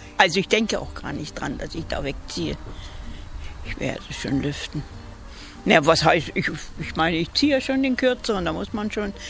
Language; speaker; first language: German; native; German